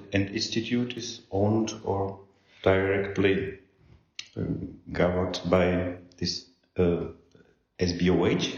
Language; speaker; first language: English; non-native, fluent; Czech